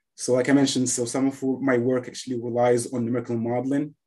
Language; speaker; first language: English; non-native, fluent; Arabic